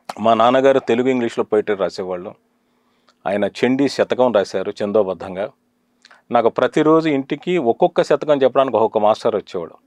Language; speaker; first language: Telugu; native; Telugu